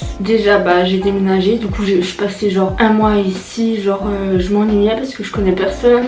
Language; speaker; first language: French; native; French